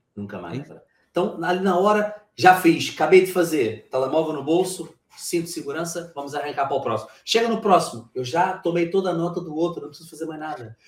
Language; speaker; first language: Portuguese; native; Portuguese